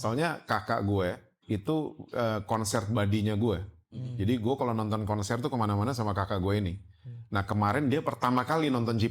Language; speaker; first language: Indonesian; native; Indonesian